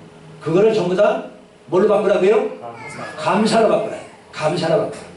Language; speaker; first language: Korean; native; Korean